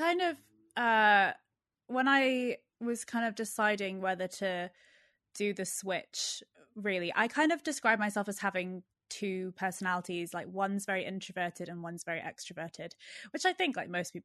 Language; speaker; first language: English; native; English